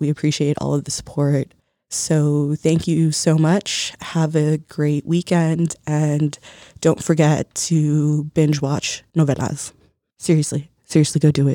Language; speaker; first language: English; early bilingual, other home language; Spanish